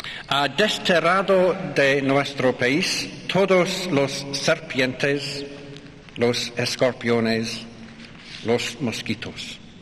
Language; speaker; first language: Spanish; non-native, learner; English